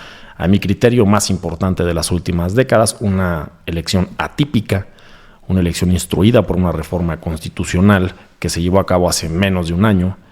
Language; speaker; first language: Spanish; native; Spanish